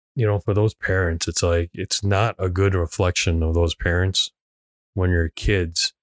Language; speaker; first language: English; non-native, local second language; Cantonese